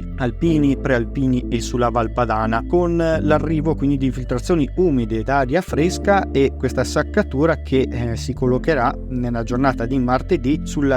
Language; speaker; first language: Italian; native; Italian